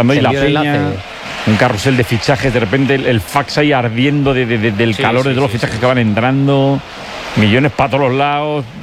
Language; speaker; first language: Spanish; native; Spanish